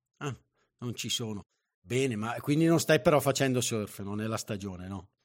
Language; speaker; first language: Italian; native; Italian